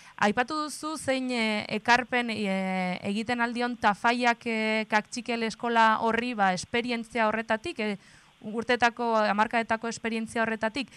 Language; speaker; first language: Basque; native; Basque